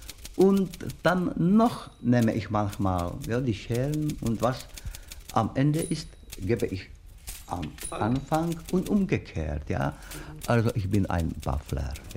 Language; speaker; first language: German; non-native, fluent; Czech